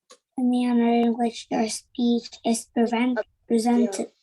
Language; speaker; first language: English; non-native, learner; Vietnamese